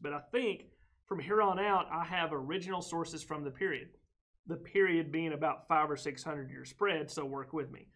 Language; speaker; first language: English; native; English